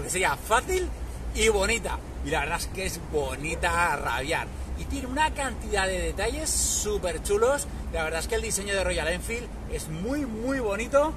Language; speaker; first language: Spanish; native; Spanish